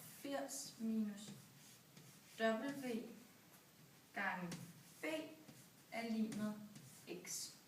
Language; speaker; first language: Danish; native; Danish